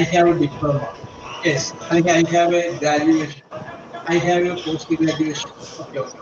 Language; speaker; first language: English; non-native, local second language; Malayalam